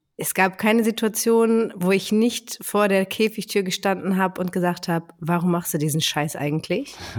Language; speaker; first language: German; early bilingual, other home language; Greek